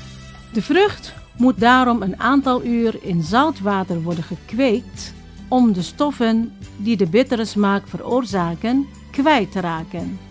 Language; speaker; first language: Dutch; non-native, fluent; Indonesian